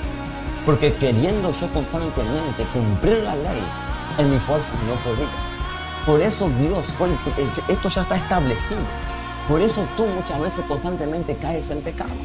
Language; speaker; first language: Spanish; native; Spanish